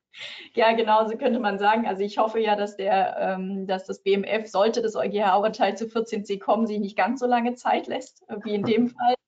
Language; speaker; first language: German; native; German